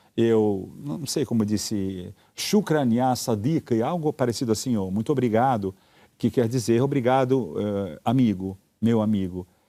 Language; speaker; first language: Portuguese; early bilingual, other home language; Italian